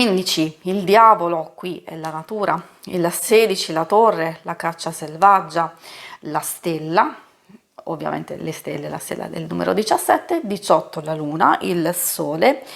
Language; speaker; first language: Italian; native; Italian